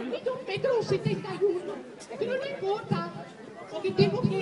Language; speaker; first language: Spanish; non-native, learner; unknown